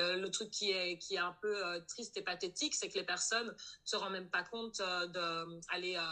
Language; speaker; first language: French; native; French